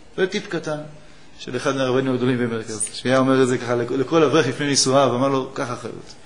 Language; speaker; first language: Hebrew; native; Hebrew